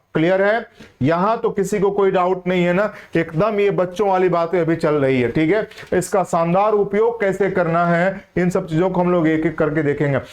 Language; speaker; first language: Hindi; native; Hindi